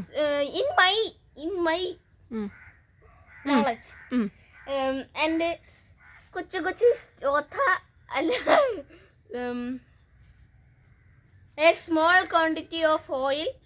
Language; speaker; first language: English; non-native, learner; Malayalam